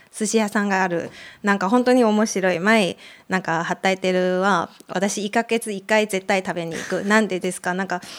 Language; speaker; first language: Japanese; non-native, fluent; Chinese